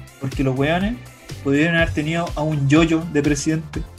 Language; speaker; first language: Spanish; native; Spanish